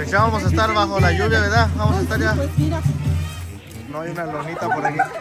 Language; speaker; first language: Spanish; native; Spanish